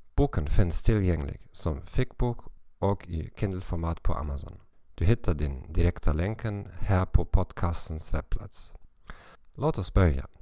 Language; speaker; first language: Swedish; non-native, fluent; German